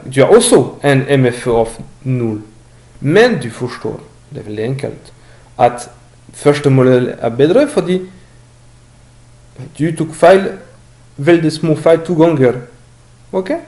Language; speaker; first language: Norwegian; non-native, learner; French